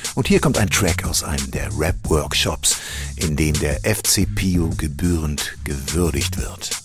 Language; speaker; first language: German; native; German